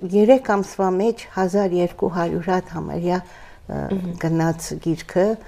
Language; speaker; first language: Armenian; early bilingual, heritage; Armenian